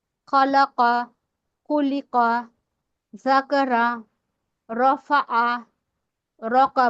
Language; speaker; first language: Arabic; non-native, learner; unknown